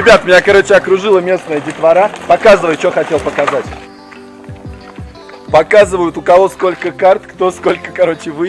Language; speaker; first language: Russian; native; Russian